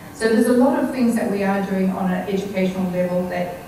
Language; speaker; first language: English; native; English